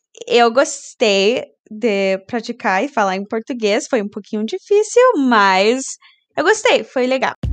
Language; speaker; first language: Portuguese; early bilingual, heritage; Portuguese